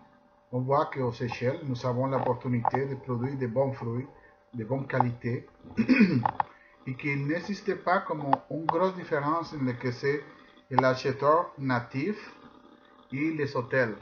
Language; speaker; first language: French; non-native, fluent; Spanish